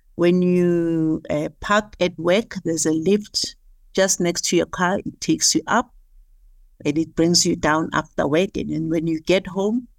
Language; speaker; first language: English; non-native, local second language; Southern Sotho